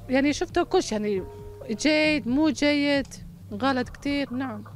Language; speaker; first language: Arabic; non-native, learner; Bosnian